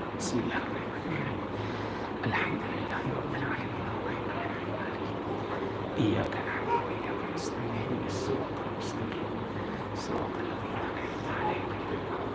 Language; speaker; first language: Urdu; non-native, local second language; Kashmiri